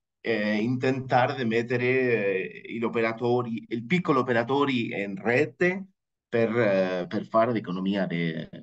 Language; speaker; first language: Italian; non-native, fluent; Spanish